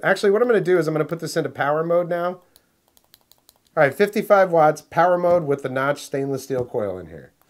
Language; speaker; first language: English; native; English